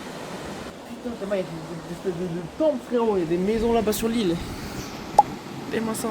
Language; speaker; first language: French; native; French